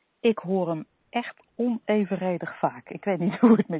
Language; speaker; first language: Dutch; native; Dutch